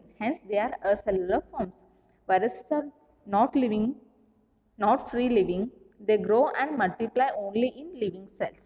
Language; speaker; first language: English; non-native, local second language; Kannada